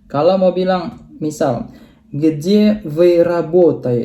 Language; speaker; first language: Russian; non-native, fluent; Indonesian